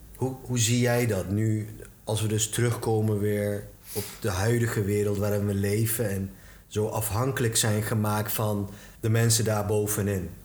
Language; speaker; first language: Dutch; early bilingual, other home language; Turkish